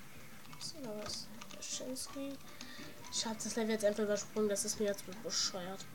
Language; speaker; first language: German; native; German